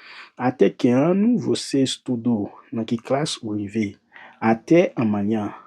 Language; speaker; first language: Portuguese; non-native, learner; Haitian Creole